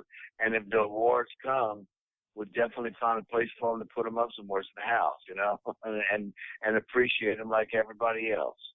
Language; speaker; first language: English; native; English